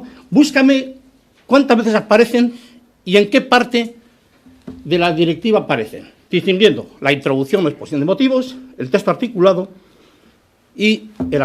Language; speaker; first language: Spanish; native; Spanish